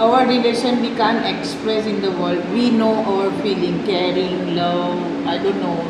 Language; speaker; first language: English; non-native, local second language; Gujarati